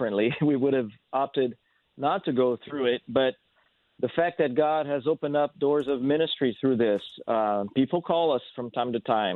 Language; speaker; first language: English; non-native, fluent; Portuguese